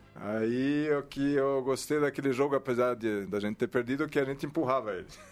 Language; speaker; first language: Portuguese; non-native, fluent; German